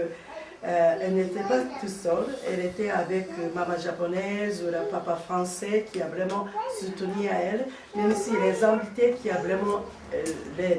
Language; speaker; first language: French; non-native, learner; Japanese